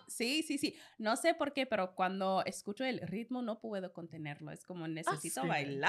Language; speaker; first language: Spanish; non-native, learner; English